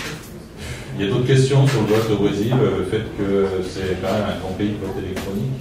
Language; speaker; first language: French; native; French